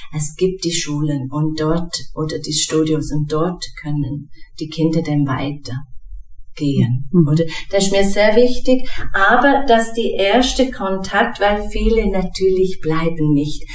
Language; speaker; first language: German; non-native, fluent; English